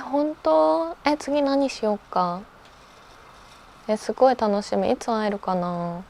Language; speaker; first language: Japanese; early bilingual, heritage; Japanese